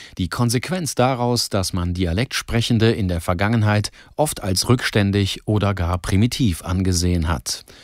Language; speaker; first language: German; native; German